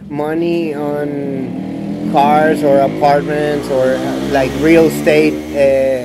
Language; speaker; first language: English; non-native, fluent; Spanish